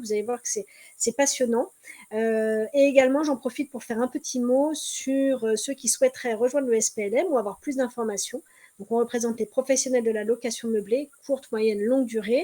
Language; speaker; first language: French; native; French